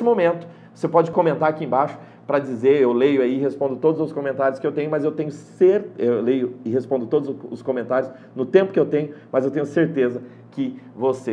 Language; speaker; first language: Portuguese; native; Portuguese